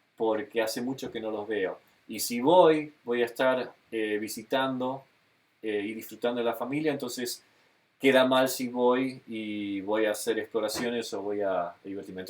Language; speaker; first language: Spanish; early bilingual, heritage; Spanish